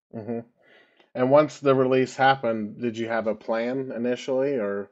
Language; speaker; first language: English; native; English